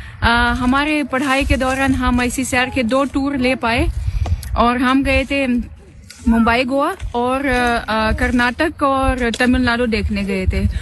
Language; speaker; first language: Hindi; non-native, fluent; Russian